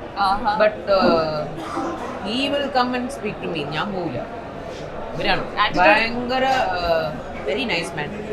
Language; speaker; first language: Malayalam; non-native, fluent; Tamil